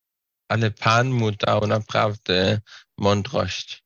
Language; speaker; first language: Polish; non-native, learner; Slovak